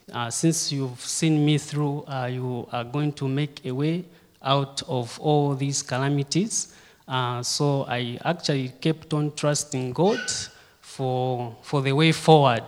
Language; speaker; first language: English; non-native, local second language; Bemba